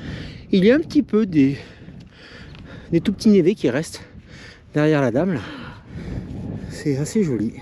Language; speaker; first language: French; native; French